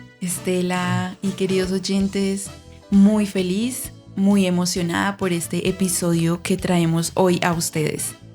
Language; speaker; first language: Spanish; native; Spanish